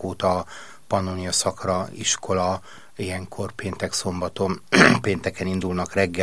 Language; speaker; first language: Hungarian; native; Hungarian